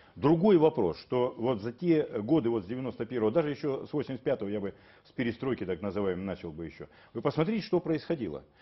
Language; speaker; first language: Russian; native; Russian